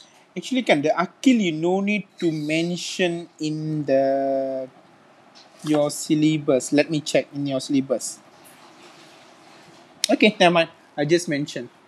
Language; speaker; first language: English; non-native, local second language; Malay